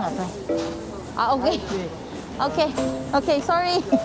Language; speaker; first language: Korean; non-native, learner; Filipino